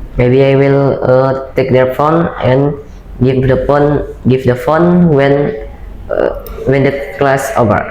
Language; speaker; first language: English; non-native, learner; Indonesian